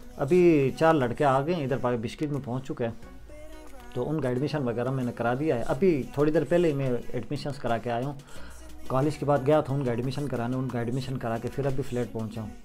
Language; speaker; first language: Urdu; non-native, local second language; Shina